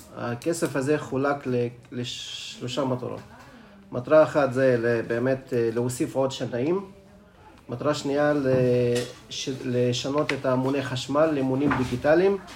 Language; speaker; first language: Hebrew; non-native, local second language; Arabic